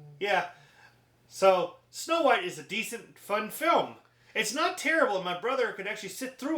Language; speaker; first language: English; native; English